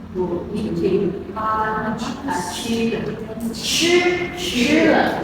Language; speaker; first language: Chinese; non-native, fluent; Indonesian